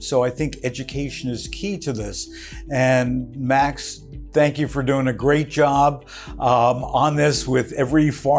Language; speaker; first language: English; native; English